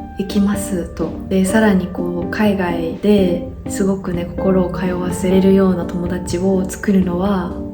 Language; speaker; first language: Japanese; native; Japanese